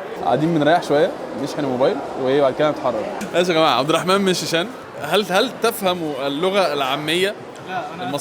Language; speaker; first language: Arabic; native; Arabic